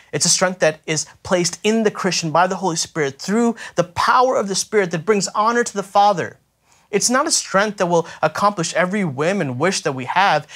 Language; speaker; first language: English; native; English